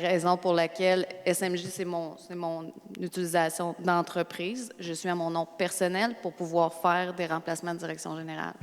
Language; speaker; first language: French; native; French